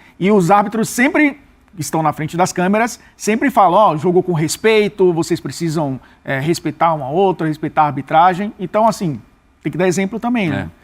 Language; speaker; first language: Portuguese; native; Portuguese